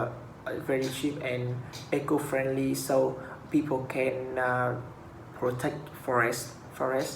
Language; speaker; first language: English; non-native, learner; Vietnamese